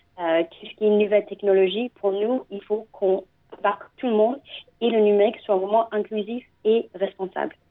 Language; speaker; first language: French; non-native, fluent; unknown